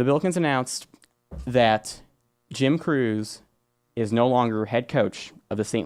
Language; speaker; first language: English; native; English